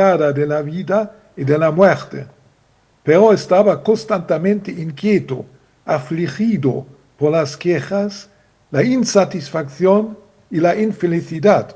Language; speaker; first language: Spanish; non-native, fluent; German